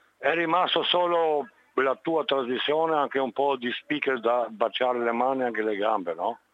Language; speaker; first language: Italian; non-native, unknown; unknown